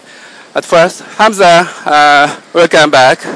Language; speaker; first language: English; non-native, learner; Japanese